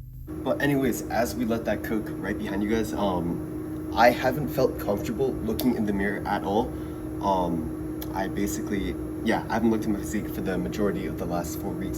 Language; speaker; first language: English; native; English